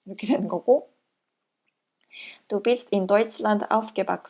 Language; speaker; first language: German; non-native, learner; Korean